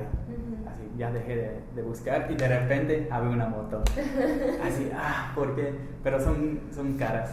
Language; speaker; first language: Spanish; non-native, fluent; English